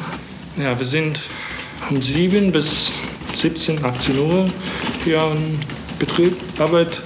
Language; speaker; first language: German; non-native, learner; Romanian